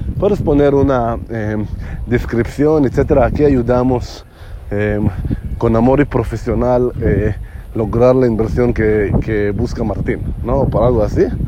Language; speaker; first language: Spanish; non-native, learner; Hebrew